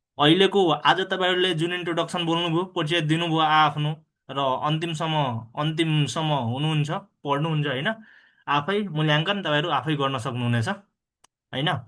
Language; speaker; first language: Nepali; non-native, local second language; Bhojpuri